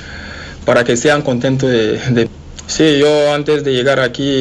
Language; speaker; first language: Spanish; non-native, fluent; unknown